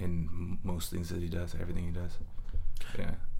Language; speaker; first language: English; native; English